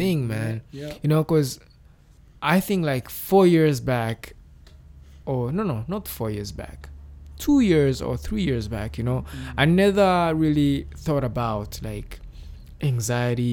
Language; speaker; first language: English; non-native, local second language; Kinyarwanda